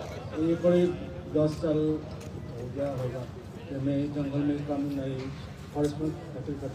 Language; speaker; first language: Hindi; non-native, local second language; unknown